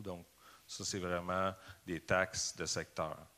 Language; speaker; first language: French; native; French